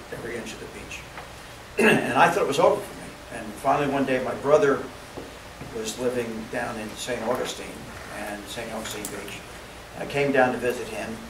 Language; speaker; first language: English; native; English